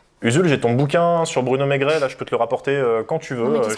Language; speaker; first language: French; native; French